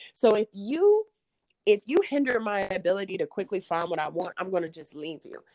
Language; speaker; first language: English; native; English